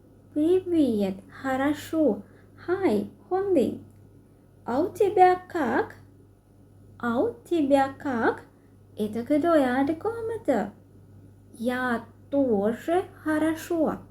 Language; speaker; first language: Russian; non-native, fluent; Sinhala